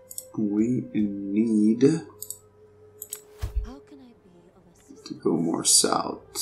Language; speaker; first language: English; non-native, fluent; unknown